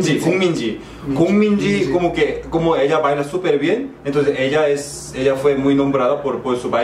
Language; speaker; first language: Spanish; non-native, fluent; Korean